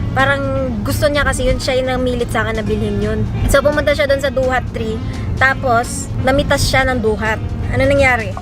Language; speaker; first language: Filipino; native; Filipino